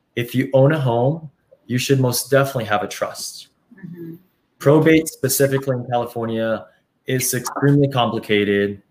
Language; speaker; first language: English; early bilingual, other home language; Spanish